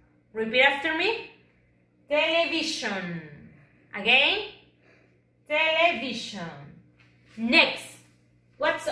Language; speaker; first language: English; non-native, learner; Spanish